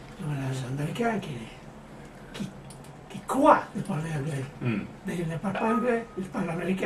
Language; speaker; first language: French; non-native, fluent; Italian